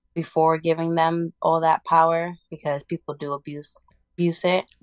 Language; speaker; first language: English; early bilingual, other home language; Spanish